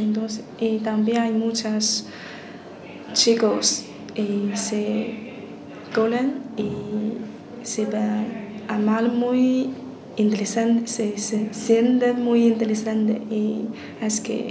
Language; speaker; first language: Spanish; non-native, learner; Chinese